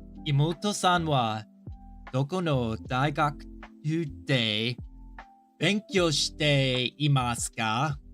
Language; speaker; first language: Japanese; non-native, learner; English